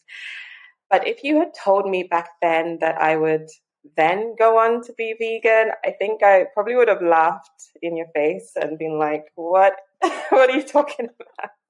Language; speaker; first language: English; non-native, local second language; Yoruba